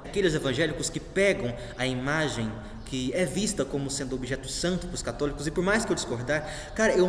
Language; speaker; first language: Portuguese; native; Portuguese